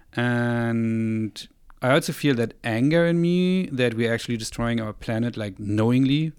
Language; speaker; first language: English; non-native, fluent; German